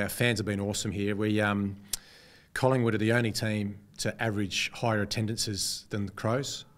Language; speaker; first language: English; native; English